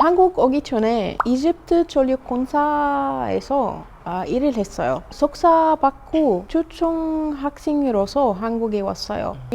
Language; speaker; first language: Korean; non-native, learner; Arabic